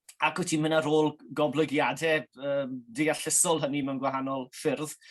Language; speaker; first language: Welsh; native; Welsh